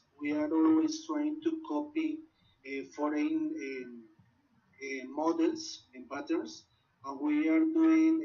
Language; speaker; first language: English; non-native, learner; Spanish